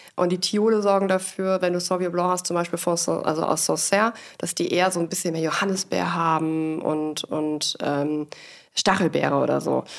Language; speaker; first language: German; native; German